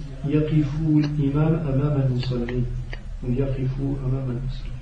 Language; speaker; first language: Arabic; non-native, learner; French